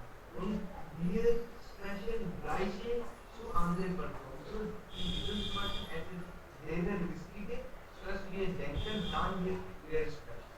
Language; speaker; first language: German; non-native, learner; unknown